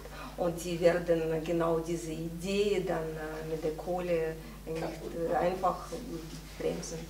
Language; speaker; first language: German; non-native, fluent; Russian